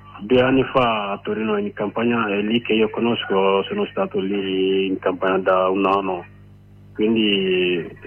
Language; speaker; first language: Italian; non-native, learner; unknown